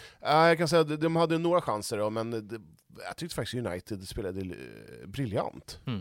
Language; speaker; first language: Swedish; native; Swedish